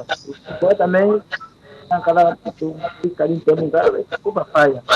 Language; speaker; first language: Portuguese; non-native, local second language; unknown